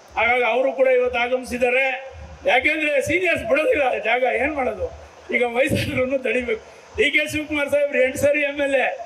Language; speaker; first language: Kannada; native; Kannada